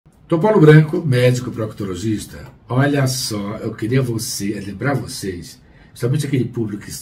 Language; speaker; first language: Portuguese; native; Portuguese